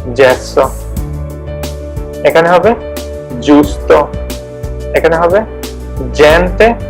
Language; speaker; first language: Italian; non-native, fluent; Bangla